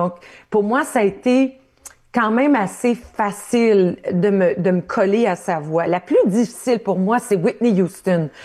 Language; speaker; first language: French; native; French